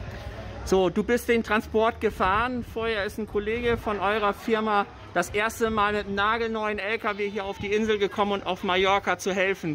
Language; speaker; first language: German; native; German